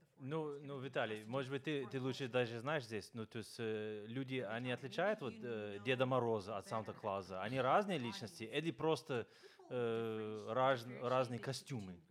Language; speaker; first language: Russian; non-native, fluent; English